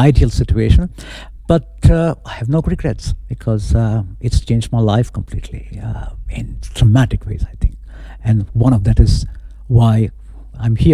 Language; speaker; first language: English; non-native, local second language; Konkani